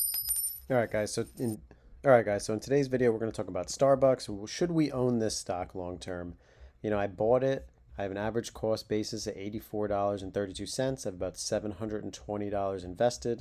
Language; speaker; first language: English; native; English